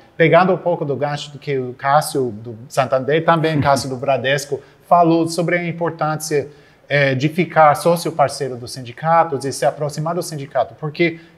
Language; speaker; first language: Portuguese; non-native, fluent; English